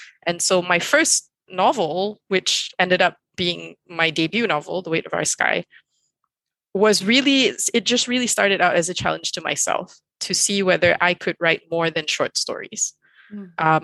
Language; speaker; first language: English; non-native, local second language; Malay